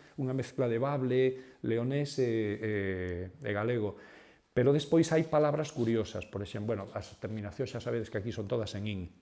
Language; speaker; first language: Galician; native; Galician